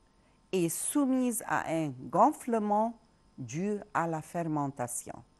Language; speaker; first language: French; non-native, local second language; Arabic